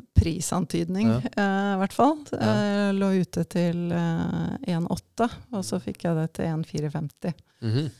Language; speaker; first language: Norwegian; native; Norwegian